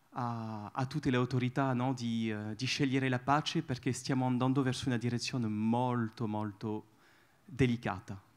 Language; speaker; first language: Italian; non-native, fluent; French